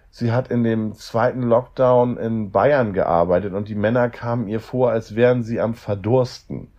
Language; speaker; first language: German; native; German